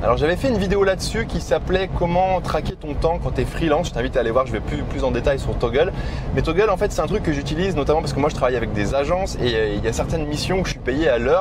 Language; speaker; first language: French; native; French